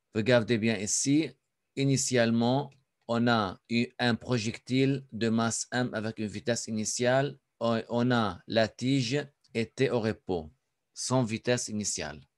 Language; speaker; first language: French; non-native, local second language; Arabic